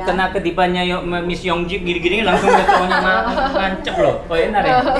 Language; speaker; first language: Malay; non-native, fluent; Korean